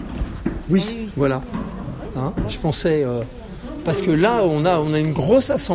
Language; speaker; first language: French; native; French